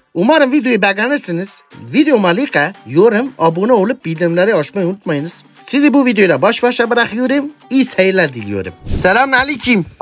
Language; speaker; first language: Turkish; native; Turkish